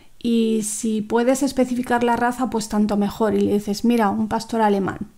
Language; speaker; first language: Spanish; native; Spanish